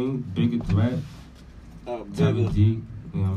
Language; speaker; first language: English; native; English